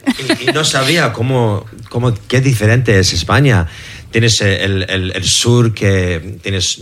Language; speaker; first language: Spanish; non-native, fluent; English